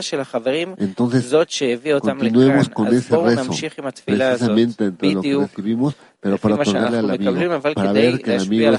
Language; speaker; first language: Spanish; native; Spanish